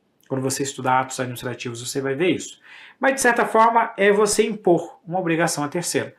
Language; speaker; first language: Portuguese; native; Portuguese